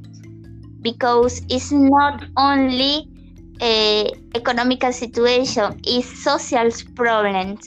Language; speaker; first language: English; non-native, fluent; Spanish